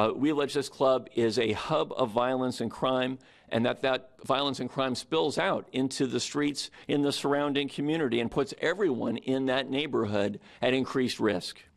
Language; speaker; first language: English; native; English